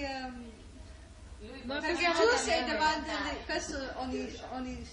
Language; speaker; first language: Italian; non-native, learner; English